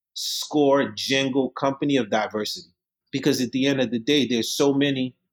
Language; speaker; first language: English; early bilingual, other home language; Haitian Creole